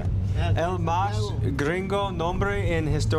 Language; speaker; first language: Spanish; non-native, learner; English